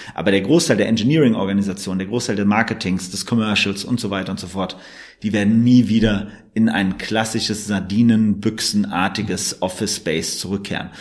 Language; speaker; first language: German; native; German